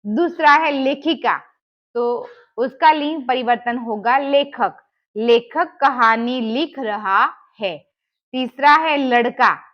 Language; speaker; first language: Hindi; non-native, local second language; Gujarati